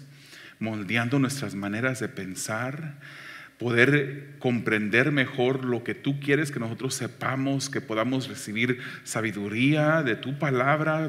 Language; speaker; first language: Spanish; native; Spanish